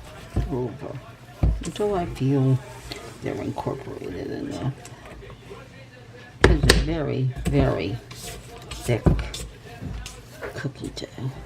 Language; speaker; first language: English; native; English